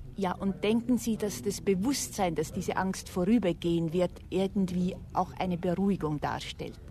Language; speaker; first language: German; native; German